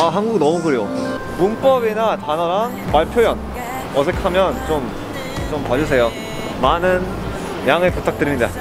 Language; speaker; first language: Korean; early bilingual, heritage; English